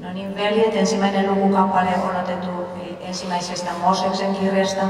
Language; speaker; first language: Finnish; non-native, fluent; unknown